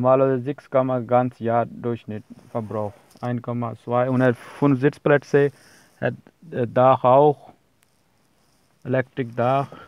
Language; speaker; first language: German; non-native, learner; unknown